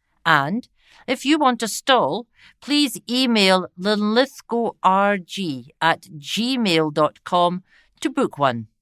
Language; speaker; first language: English; native; English